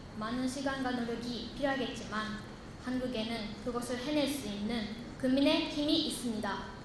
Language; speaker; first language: Korean; non-native, fluent; Japanese